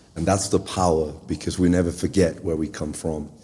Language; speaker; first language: English; native; English